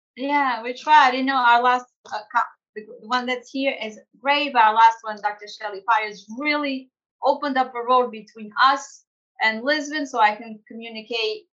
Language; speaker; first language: English; early bilingual, other home language; Portuguese